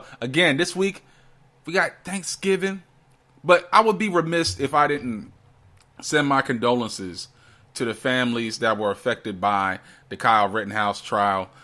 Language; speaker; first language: English; native; English